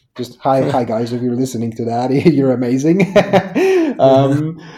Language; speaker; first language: English; non-native, fluent; Polish